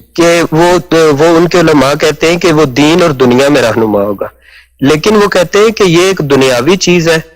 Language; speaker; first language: Urdu; native; Urdu